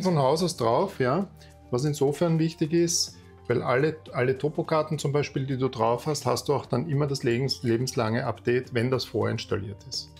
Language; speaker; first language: German; native; German